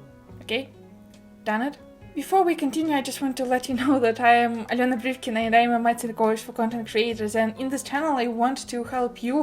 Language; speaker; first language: English; non-native, fluent; Russian